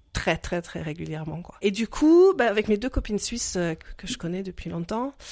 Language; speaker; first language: French; native; French